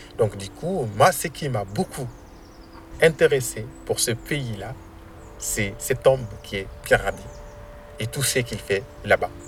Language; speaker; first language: French; non-native, local second language; Tamasheq